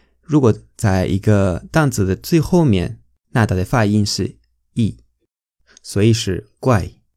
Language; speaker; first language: Chinese; non-native, fluent; Spanish